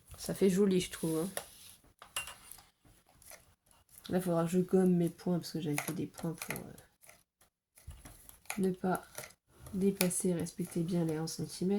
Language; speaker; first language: French; native; French